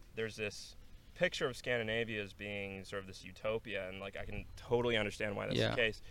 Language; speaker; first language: English; non-native, fluent; Norwegian